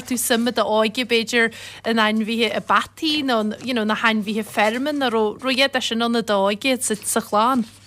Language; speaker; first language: Irish; native; Irish